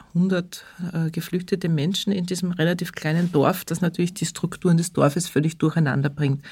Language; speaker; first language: German; native; German